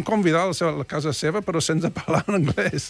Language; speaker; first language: Catalan; non-native, fluent; English